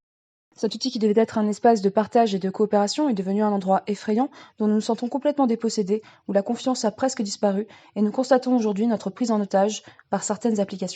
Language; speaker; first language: French; native; French